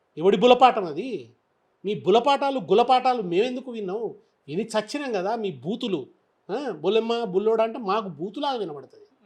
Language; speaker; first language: Telugu; native; Telugu